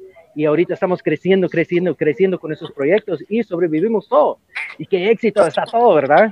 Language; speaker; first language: Spanish; non-native, learner; English